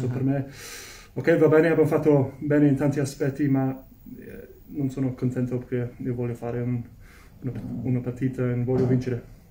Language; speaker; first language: Italian; non-native, fluent; Spanish